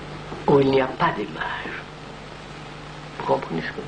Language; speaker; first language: French; non-native, fluent; Telugu